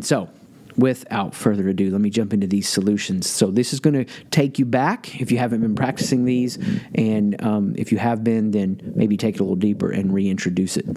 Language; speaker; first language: English; native; English